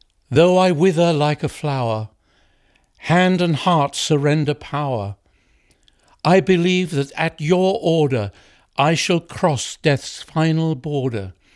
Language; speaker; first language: English; native; English